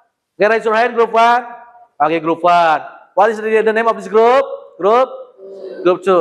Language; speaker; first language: English; non-native, learner; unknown